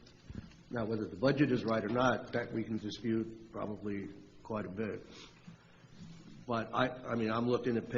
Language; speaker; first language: English; native; English